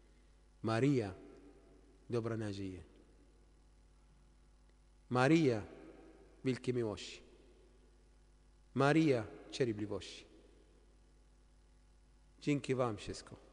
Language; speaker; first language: Polish; non-native, learner; Arabic